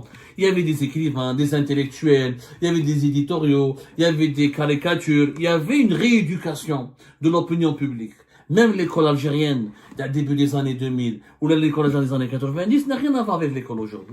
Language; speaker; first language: French; non-native, local second language; Arabic